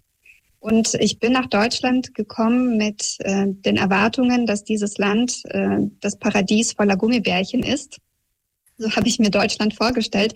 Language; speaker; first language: German; early bilingual, other home language; Russian